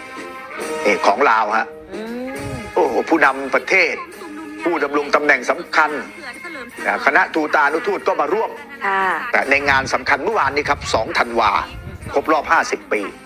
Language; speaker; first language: Thai; native; Thai